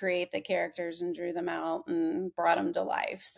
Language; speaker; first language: English; native; English